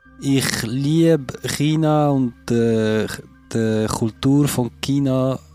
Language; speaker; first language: German; non-native, fluent; French